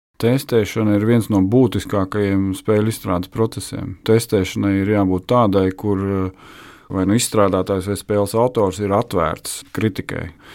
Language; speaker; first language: Latvian; native; Latvian